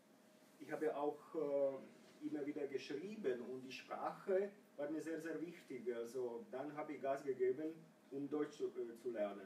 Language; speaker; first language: German; non-native, fluent; Croatian